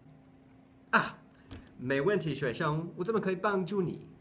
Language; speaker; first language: Chinese; non-native, learner; English